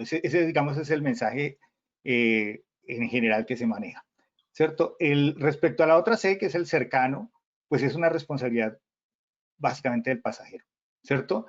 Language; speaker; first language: Spanish; native; Spanish